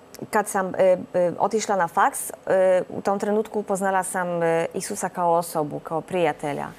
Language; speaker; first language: Croatian; non-native, fluent; Polish